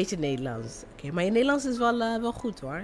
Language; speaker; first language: Dutch; non-native, fluent; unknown